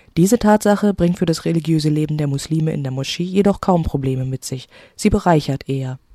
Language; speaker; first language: German; native; German